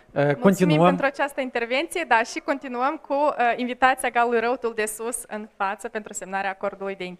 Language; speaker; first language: Romanian; native; Romanian